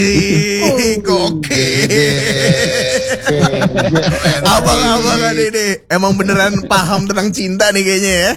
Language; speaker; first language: Indonesian; native; Indonesian